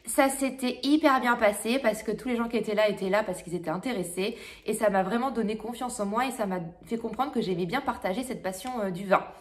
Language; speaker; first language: French; native; French